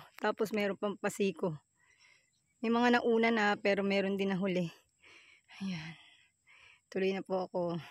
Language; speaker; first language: Filipino; native; Filipino